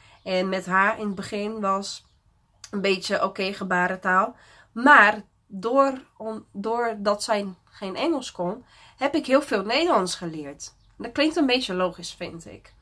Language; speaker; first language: Dutch; non-native, fluent; Portuguese